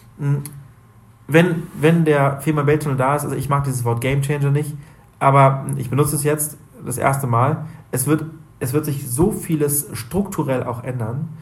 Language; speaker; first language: German; native; German